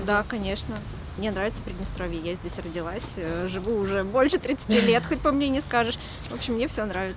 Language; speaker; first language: Russian; native; Russian